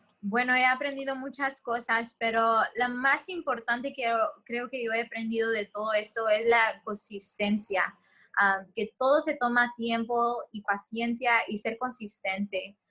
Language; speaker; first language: Spanish; early bilingual, heritage; Spanish